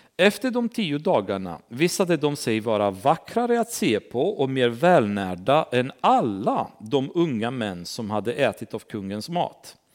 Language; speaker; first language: Swedish; non-native, fluent; Romanian